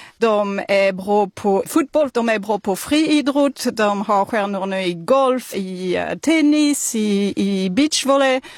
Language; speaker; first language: Swedish; non-native, fluent; French